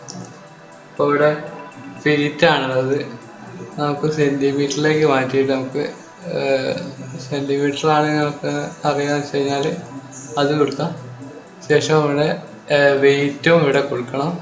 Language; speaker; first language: Malayalam; native; Malayalam